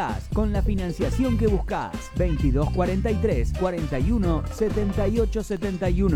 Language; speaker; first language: Spanish; native; Spanish